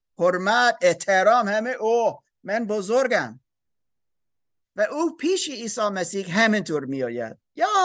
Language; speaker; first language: Persian; non-native, learner; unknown